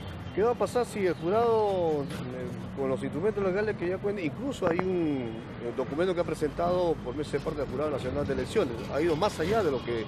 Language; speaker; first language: Spanish; native; Spanish